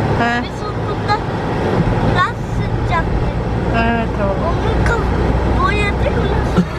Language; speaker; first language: Turkish; early bilingual, heritage; Turkish